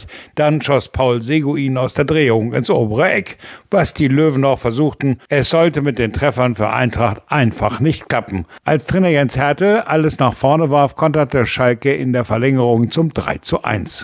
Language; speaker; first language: German; native; German